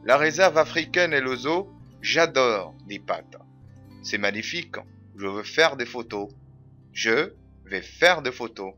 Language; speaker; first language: French; non-native, fluent; Arabic